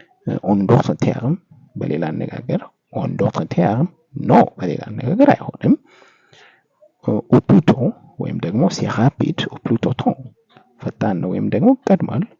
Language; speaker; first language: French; non-native, fluent; Amharic